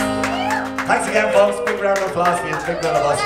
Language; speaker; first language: English; native; English